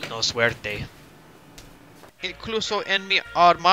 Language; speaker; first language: Spanish; non-native, learner; English